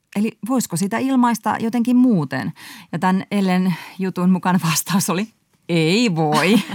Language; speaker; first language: Finnish; native; Finnish